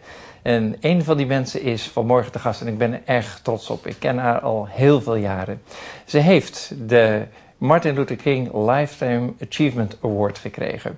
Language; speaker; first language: Dutch; native; Dutch